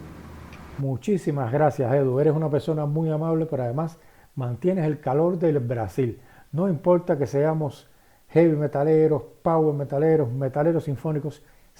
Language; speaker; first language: Spanish; native; Spanish